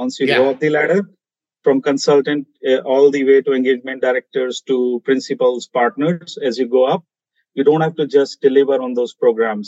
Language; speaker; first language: English; non-native, local second language; Hindi